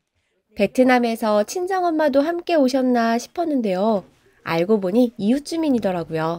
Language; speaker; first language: Korean; native; Korean